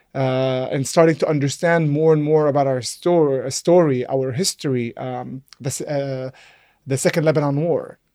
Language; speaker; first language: English; non-native, fluent; Arabic